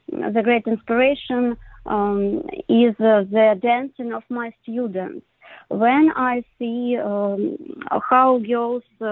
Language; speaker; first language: English; non-native, learner; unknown